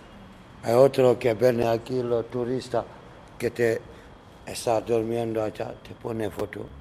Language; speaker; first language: Spanish; non-native, learner; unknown